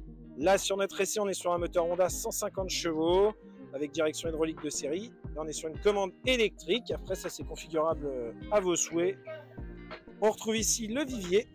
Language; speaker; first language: French; native; French